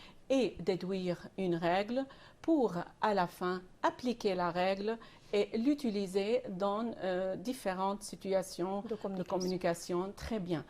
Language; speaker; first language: French; non-native, fluent; Arabic